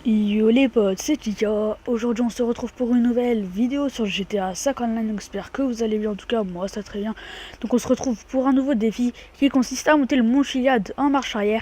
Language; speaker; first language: French; native; French